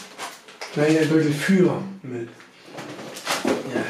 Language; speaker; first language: German; native; German